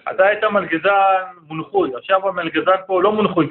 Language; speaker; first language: Hebrew; native; Hebrew